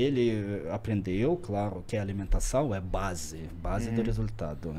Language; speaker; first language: Portuguese; non-native, learner; Russian